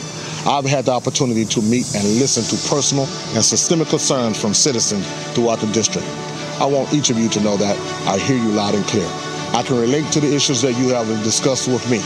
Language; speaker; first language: English; native; English